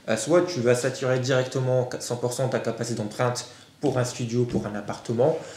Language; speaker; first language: French; non-native, local second language; Arabic